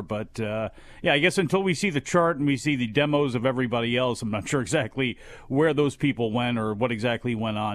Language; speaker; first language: English; native; English